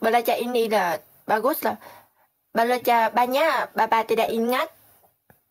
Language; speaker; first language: Indonesian; non-native, learner; Vietnamese